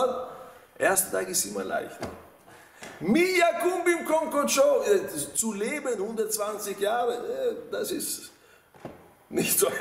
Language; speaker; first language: German; non-native, fluent; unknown